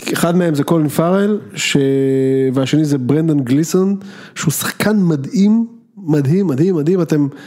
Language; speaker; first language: Hebrew; native; Hebrew